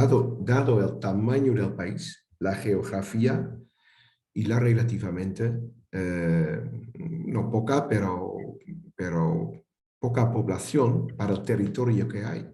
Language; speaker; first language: Spanish; non-native, fluent; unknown